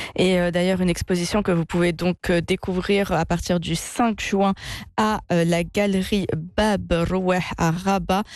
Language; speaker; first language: French; non-native, local second language; Arabic